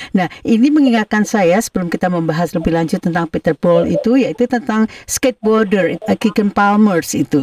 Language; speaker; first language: Indonesian; native; Indonesian